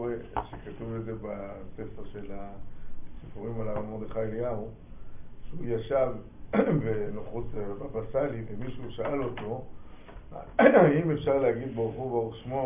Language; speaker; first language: Hebrew; non-native, fluent; English